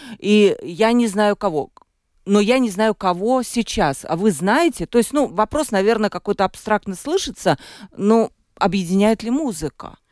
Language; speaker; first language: Russian; native; Russian